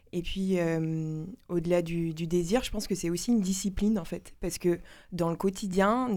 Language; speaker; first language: French; native; French